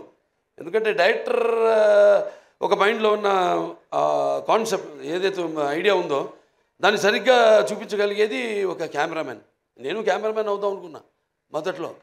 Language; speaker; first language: Telugu; native; Telugu